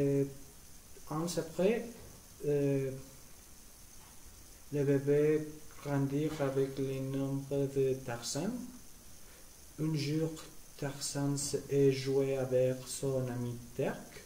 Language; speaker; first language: French; non-native, learner; Spanish